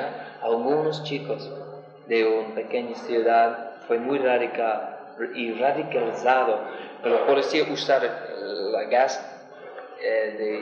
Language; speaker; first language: Spanish; non-native, learner; English